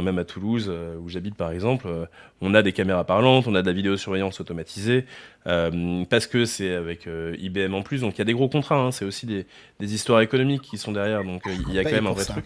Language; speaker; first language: French; native; French